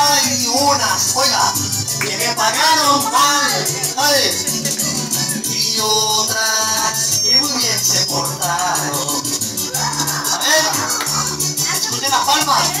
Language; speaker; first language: Spanish; native; Spanish